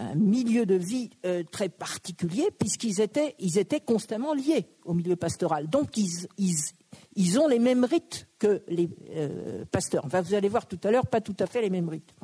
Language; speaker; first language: French; native; French